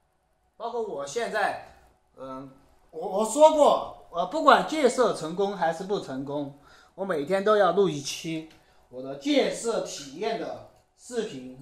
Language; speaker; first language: Chinese; native; Chinese